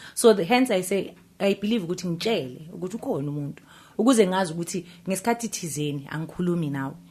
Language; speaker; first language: Zulu; native; Zulu